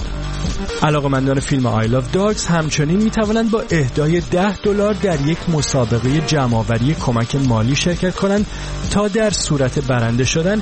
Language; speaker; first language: Persian; native; Persian